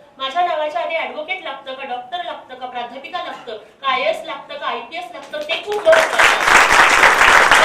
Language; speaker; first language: Marathi; non-native, local second language; Telugu